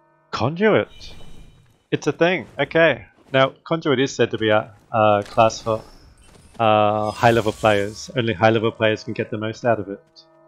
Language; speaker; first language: English; native; English